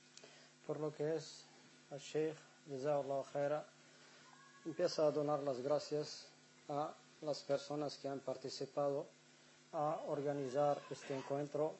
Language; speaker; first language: Spanish; non-native, fluent; Arabic